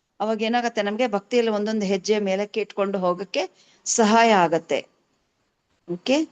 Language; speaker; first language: Kannada; native; Kannada